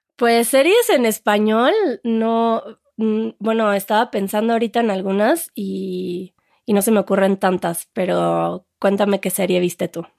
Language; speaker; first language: Spanish; native; Spanish